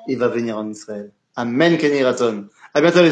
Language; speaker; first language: French; native; French